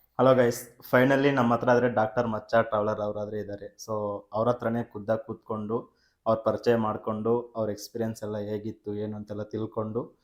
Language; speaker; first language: Kannada; native; Kannada